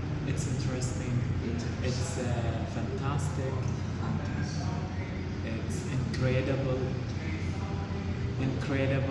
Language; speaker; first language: English; non-native, learner; Arabic